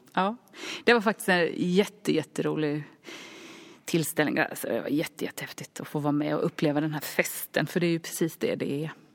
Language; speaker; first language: Swedish; early bilingual, other home language; Finnish